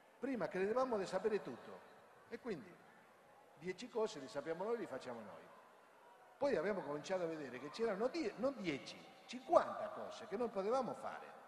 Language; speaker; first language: Italian; non-native, fluent; Spanish